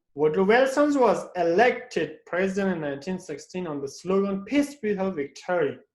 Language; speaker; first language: English; non-native, fluent; Persian